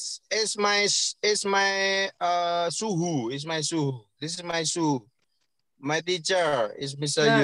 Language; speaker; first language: English; non-native, learner; Indonesian